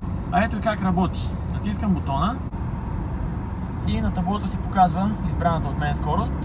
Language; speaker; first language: Bulgarian; native; Bulgarian